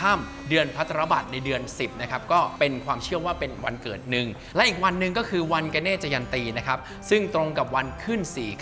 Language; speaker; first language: Thai; native; Thai